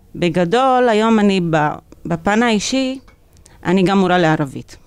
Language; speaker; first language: Hebrew; non-native, local second language; Arabic